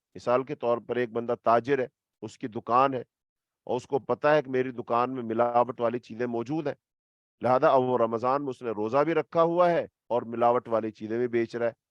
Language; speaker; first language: Urdu; native; Urdu